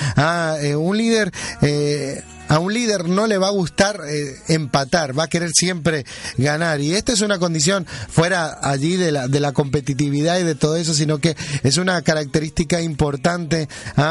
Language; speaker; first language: Spanish; native; Spanish